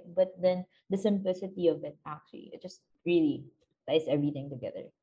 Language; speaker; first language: English; non-native, local second language; Filipino